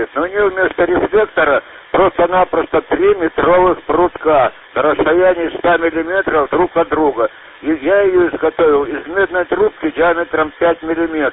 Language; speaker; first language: Russian; native; Russian